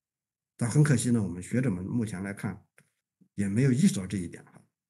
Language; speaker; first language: Chinese; native; Chinese